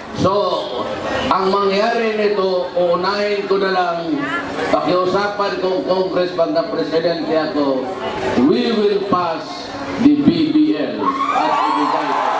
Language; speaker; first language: Filipino; non-native, local second language; Cebuano